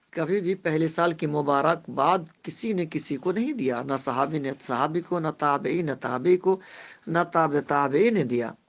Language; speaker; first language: Urdu; non-native, local second language; Bangla